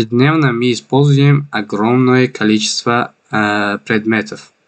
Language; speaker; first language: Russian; non-native, fluent; Tajik